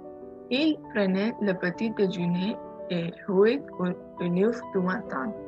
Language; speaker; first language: French; non-native, learner; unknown